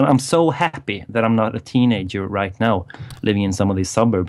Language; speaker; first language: English; non-native, fluent; Swedish